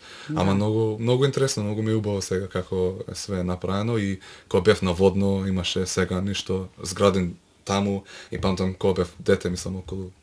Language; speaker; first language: Macedonian; early bilingual, heritage; Macedonian